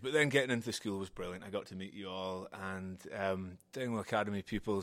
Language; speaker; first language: English; native; English